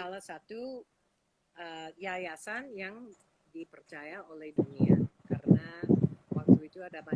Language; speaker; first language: Indonesian; non-native, fluent; English